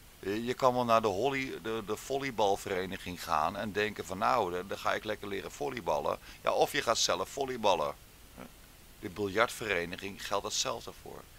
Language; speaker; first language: Dutch; native; Dutch